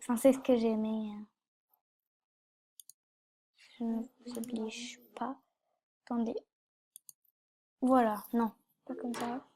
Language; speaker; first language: French; native; French